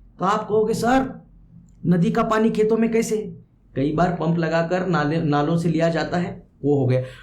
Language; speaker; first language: Hindi; non-native, local second language; Kannada